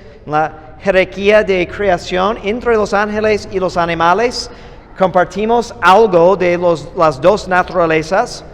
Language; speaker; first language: Spanish; non-native, fluent; English